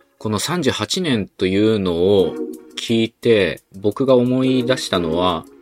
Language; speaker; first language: Japanese; native; Japanese